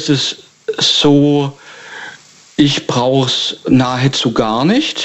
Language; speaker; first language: German; native; German